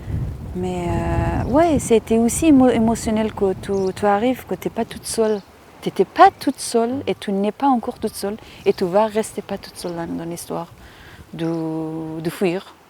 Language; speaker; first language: French; non-native, fluent; Persian